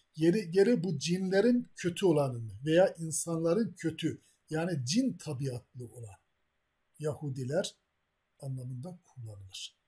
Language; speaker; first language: Turkish; native; Turkish